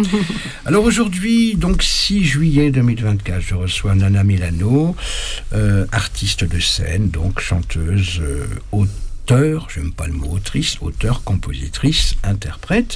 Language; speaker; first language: French; native; French